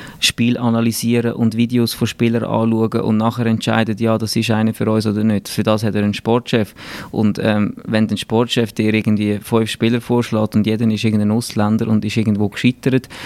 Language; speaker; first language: German; native; German